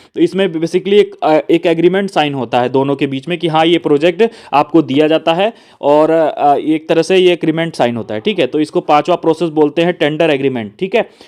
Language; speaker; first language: Hindi; native; Hindi